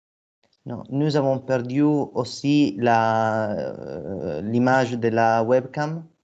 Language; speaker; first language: French; non-native, fluent; Italian